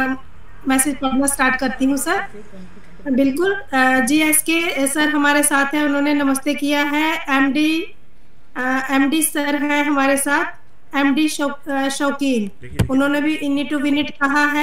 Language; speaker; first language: Hindi; native; Hindi